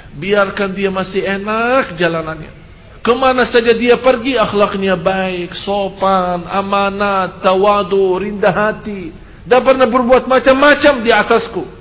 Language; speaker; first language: Indonesian; non-native, fluent; Arabic